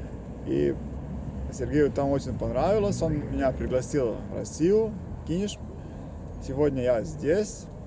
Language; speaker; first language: Russian; non-native, learner; Serbian